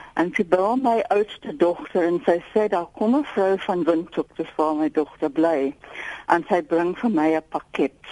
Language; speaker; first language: Afrikaans; non-native, local second language; English